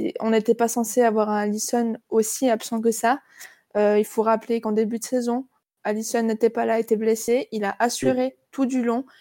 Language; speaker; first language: French; native; French